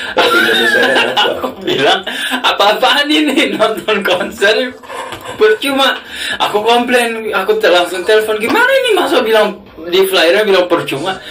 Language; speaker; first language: Indonesian; non-native, fluent; English